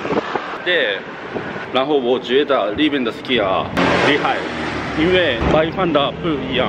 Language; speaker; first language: Chinese; non-native, learner; Japanese